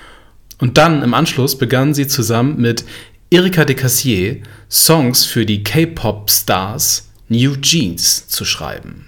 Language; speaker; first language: German; native; German